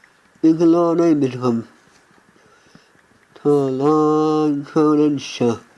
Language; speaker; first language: Irish; non-native, learner; English